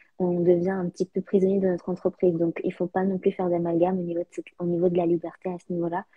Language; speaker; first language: French; early bilingual, other home language; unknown